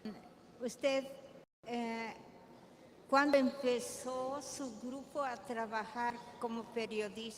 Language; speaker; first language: Spanish; non-native, fluent; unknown